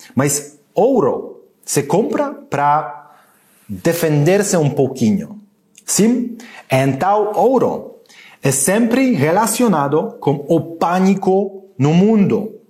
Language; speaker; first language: Portuguese; non-native, learner; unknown